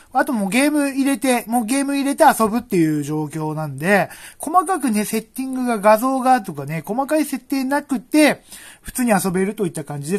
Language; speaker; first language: Japanese; native; Japanese